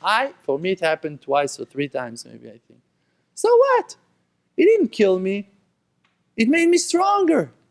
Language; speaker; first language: English; non-native, fluent; Hebrew